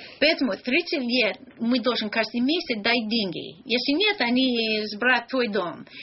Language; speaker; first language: Russian; non-native, learner; English